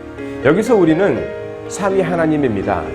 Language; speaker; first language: Korean; native; Korean